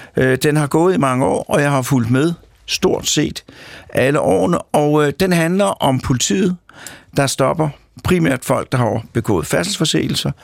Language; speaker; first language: Danish; native; Danish